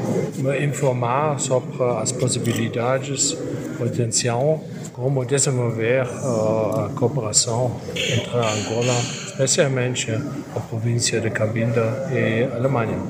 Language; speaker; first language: Portuguese; non-native, learner; German